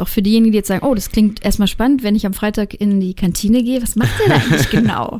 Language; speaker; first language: German; native; German